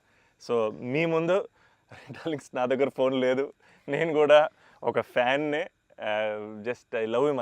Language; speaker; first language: Telugu; native; Telugu